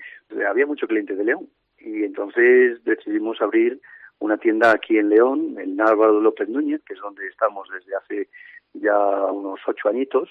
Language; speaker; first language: Spanish; native; Spanish